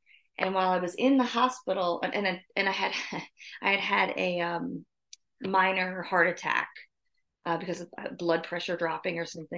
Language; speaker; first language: English; native; English